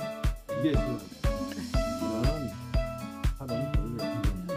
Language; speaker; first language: Korean; native; Korean